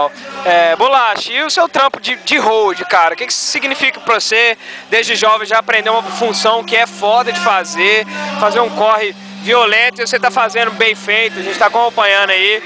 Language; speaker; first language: Portuguese; native; Portuguese